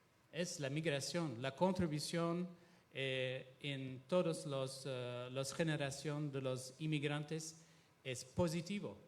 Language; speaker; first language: Spanish; non-native, fluent; Italian